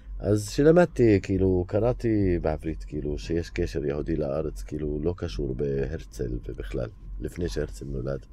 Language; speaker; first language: Hebrew; non-native, local second language; Arabic